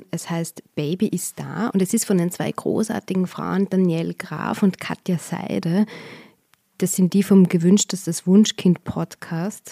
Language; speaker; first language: German; native; German